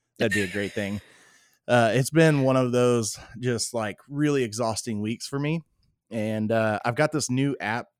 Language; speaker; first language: English; native; English